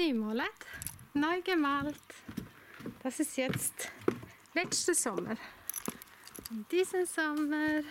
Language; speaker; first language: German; non-native, learner; Swedish